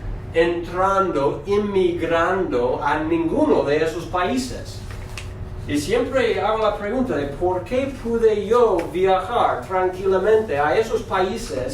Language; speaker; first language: Spanish; non-native, fluent; English